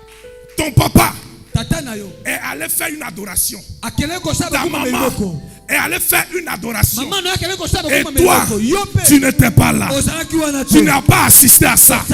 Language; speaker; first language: French; native; French